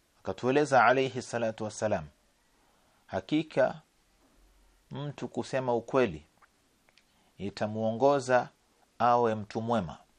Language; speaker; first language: Swahili; native; Swahili